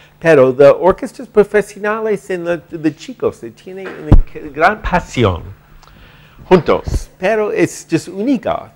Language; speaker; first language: Spanish; non-native, learner; English